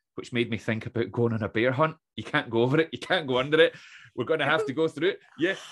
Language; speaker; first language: English; native; English